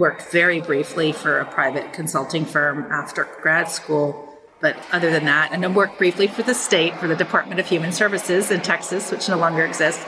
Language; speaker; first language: English; native; English